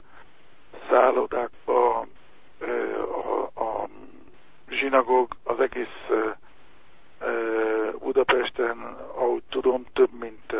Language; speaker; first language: Hungarian; early bilingual, heritage; Hungarian